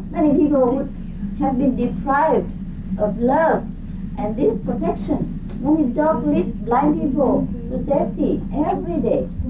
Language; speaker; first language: English; non-native, fluent; Vietnamese